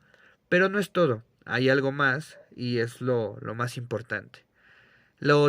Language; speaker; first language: Spanish; native; Spanish